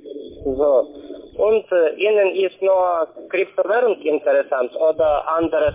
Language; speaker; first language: German; non-native, learner; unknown